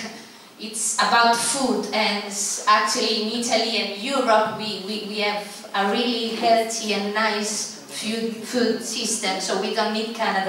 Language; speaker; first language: English; non-native, fluent; Italian